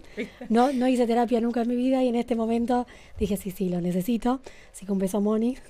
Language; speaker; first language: Spanish; native; Spanish